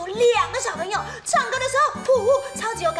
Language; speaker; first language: Chinese; native; Chinese